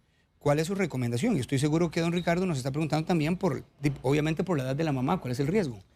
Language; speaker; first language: Spanish; native; Spanish